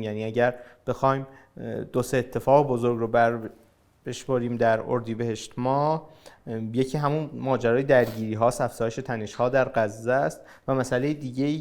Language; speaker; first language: Persian; native; Persian